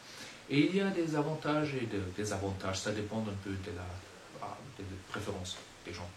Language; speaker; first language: French; non-native, fluent; German